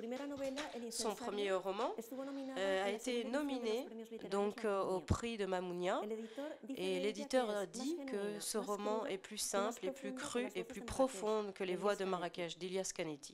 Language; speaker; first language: French; non-native, fluent; Spanish